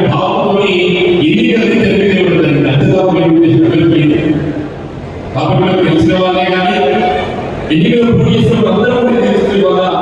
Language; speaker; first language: Telugu; native; Telugu